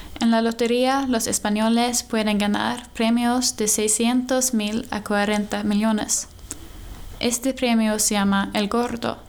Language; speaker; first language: Spanish; non-native, learner; Swedish